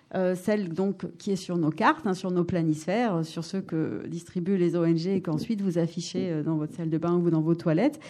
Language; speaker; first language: French; native; French